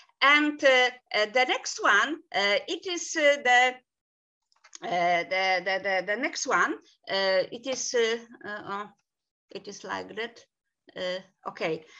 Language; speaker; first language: English; non-native, fluent; Polish